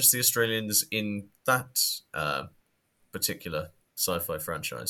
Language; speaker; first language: English; native; English